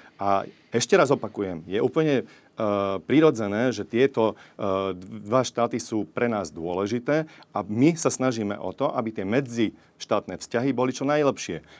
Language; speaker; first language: Slovak; non-native, local second language; Hungarian